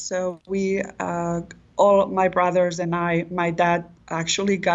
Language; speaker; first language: English; non-native, fluent; Catalan